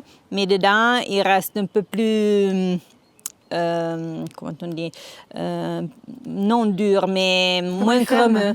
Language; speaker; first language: French; non-native, local second language; Italian